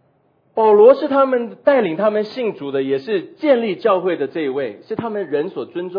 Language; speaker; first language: Chinese; native; Chinese